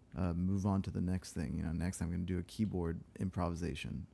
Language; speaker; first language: English; early bilingual, other home language; French